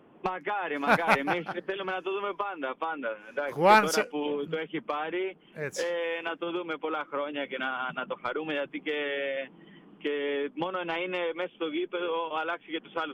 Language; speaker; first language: Greek; non-native, fluent; Spanish